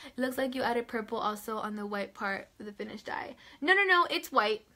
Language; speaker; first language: English; native; English